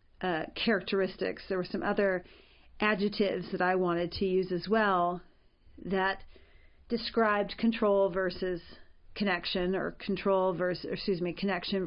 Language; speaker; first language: English; native; English